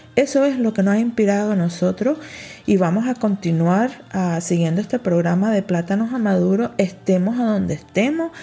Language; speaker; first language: Spanish; early bilingual, heritage; Spanish